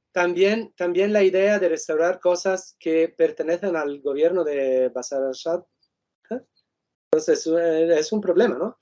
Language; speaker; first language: Spanish; non-native, fluent; Italian